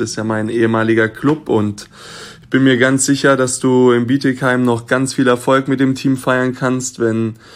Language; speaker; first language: German; native; German